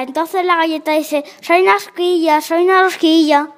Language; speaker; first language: Spanish; native; Spanish